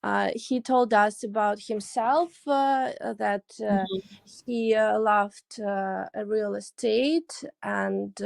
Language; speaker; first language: English; non-native, learner; Russian